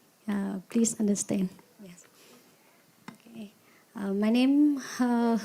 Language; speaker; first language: English; non-native, learner; Vietnamese